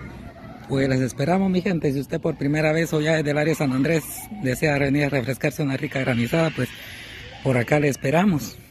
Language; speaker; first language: Spanish; native; Spanish